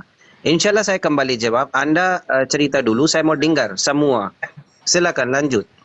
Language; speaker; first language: Indonesian; non-native, learner; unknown